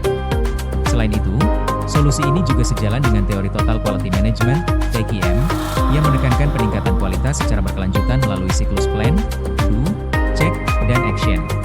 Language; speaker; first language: Indonesian; native; Indonesian